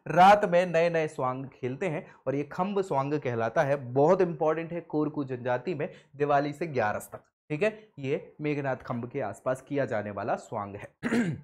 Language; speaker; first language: Hindi; native; Hindi